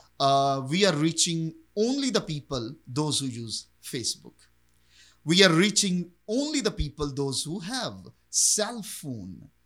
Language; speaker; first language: English; non-native, local second language; Urdu